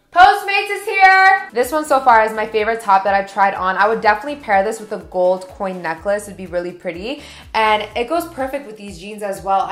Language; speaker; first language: English; native; English